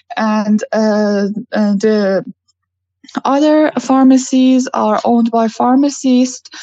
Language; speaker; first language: English; non-native, learner; Persian